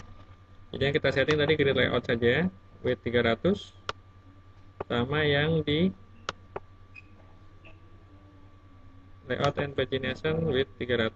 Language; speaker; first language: Indonesian; native; Indonesian